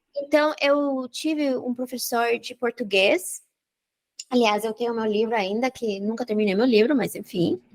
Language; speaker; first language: Portuguese; non-native, fluent; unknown